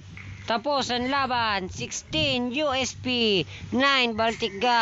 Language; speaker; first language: Filipino; native; Filipino